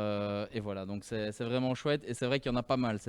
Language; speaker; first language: French; native; French